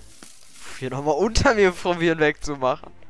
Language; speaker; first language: German; native; German